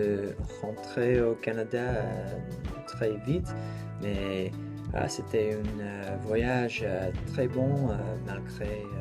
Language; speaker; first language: French; non-native, learner; English